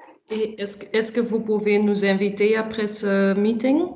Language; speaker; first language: French; non-native, local second language; Dutch